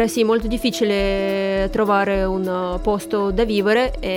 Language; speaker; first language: Italian; non-native, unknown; Russian